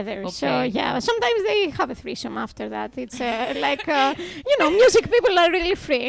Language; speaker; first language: English; non-native, fluent; Greek